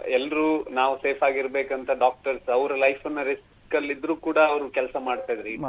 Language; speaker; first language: Kannada; native; Kannada